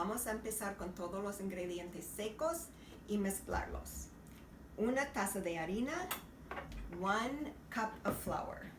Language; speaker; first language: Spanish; non-native, learner; English